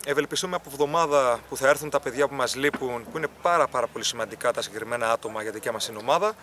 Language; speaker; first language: Greek; native; Greek